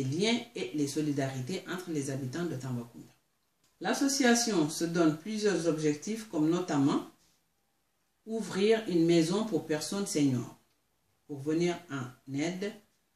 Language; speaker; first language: French; non-native, local second language; Mandingo